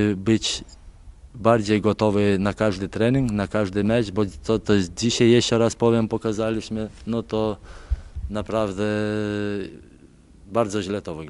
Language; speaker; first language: Polish; non-native, fluent; Lithuanian